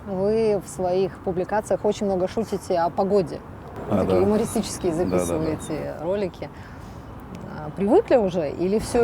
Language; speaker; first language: Russian; native; Russian